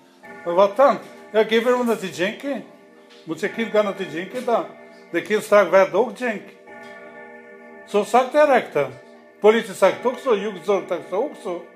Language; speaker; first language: Dutch; non-native, learner; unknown